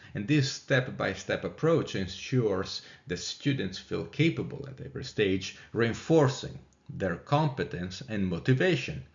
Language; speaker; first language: English; non-native, fluent; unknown